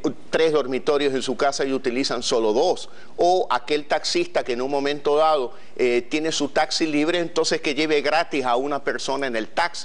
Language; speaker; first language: Spanish; native; Spanish